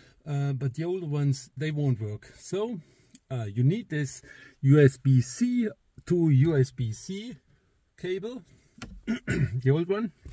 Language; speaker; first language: English; non-native, fluent; German